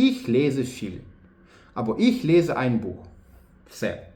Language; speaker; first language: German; non-native, fluent; Ukrainian